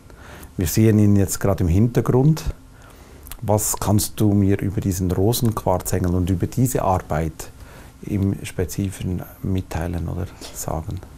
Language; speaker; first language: German; native; German